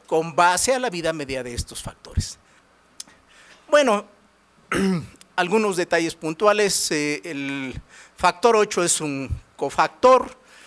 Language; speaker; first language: Spanish; native; Spanish